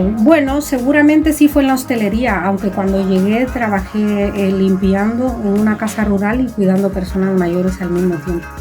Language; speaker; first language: Spanish; native; Spanish